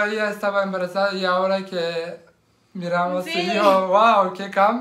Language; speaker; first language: Spanish; non-native, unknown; Turkish